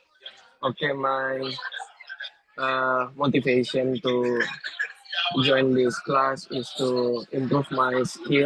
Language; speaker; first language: English; non-native, learner; Indonesian